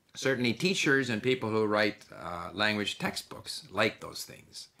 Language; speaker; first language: English; early bilingual, other home language; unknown